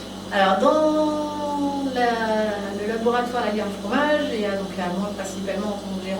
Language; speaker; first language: French; native; French